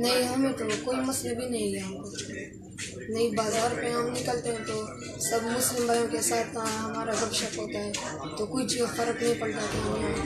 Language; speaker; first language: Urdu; non-native, local second language; Pashto